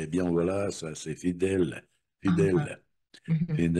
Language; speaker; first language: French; non-native, fluent; Russian